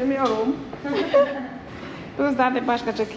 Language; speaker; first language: Turkish; non-native, learner; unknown